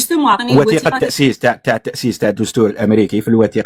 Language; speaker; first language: Arabic; native; Arabic